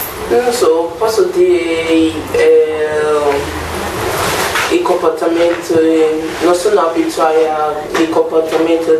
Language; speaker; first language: Italian; non-native, learner; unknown